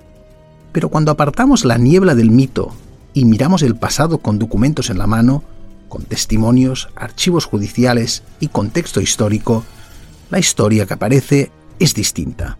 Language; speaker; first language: Spanish; native; Spanish